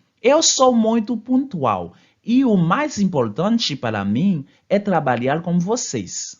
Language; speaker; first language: Portuguese; non-native, fluent; Haitian Creole